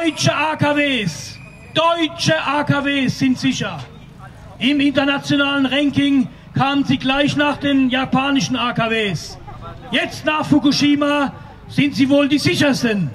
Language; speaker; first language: German; native; German